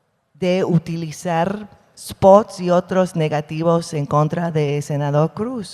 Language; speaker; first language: Spanish; non-native, fluent; English